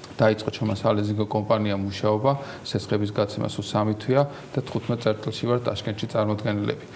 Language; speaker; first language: Georgian; native; Georgian